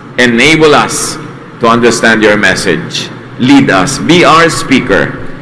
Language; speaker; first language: English; non-native, local second language; Filipino